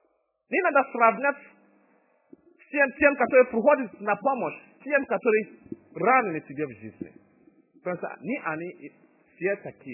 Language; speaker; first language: Russian; non-native, fluent; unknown